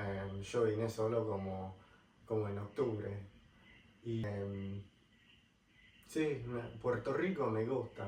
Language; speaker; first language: Spanish; non-native, fluent; English